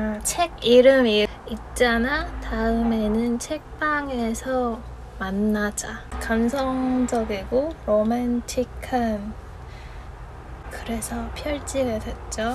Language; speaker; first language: Korean; non-native, fluent; Chinese